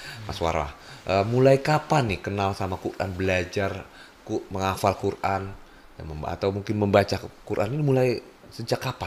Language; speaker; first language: Indonesian; native; Indonesian